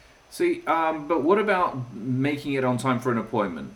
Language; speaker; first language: English; native; English